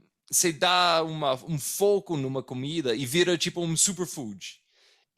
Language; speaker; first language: Portuguese; non-native, fluent; English